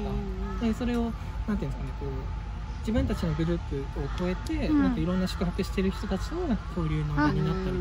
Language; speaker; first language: Japanese; native; Japanese